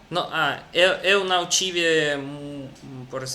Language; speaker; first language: Portuguese; non-native, learner; Russian